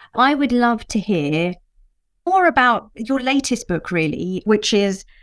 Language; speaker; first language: English; native; English